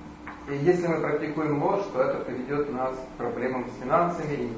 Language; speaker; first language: Polish; non-native, learner; Russian